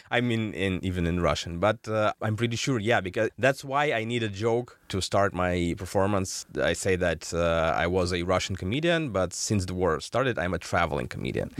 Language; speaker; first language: English; non-native, fluent; Russian